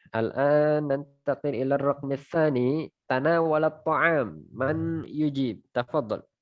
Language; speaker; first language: Arabic; non-native, fluent; Indonesian